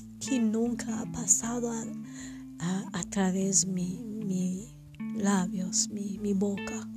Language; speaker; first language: Spanish; non-native, fluent; French